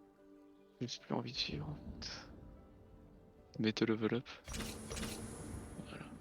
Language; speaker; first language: French; native; French